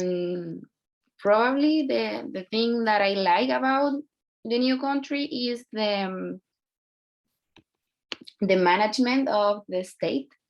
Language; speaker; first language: English; non-native, learner; Spanish